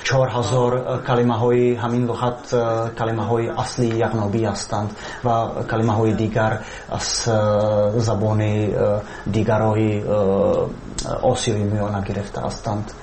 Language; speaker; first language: Persian; non-native, fluent; Czech